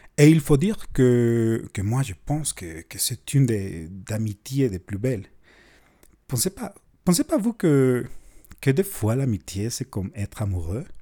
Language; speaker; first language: French; non-native, fluent; Spanish